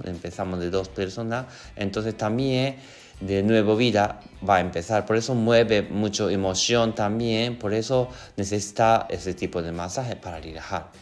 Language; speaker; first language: Spanish; non-native, learner; Japanese